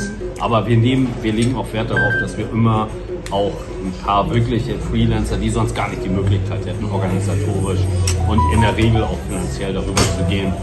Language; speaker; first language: German; native; German